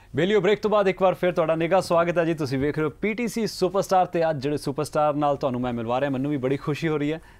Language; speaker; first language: Punjabi; native; Punjabi